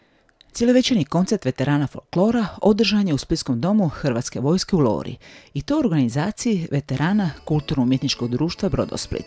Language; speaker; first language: Croatian; native; Croatian